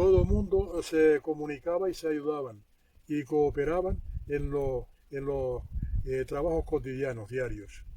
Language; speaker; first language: Spanish; native; Spanish